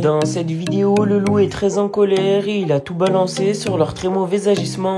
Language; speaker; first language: French; native; French